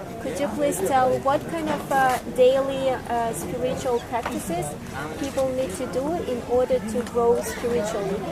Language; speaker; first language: English; non-native, learner; Russian